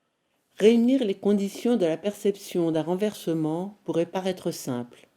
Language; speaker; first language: French; native; French